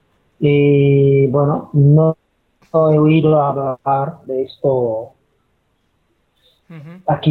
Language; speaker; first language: Spanish; non-native, fluent; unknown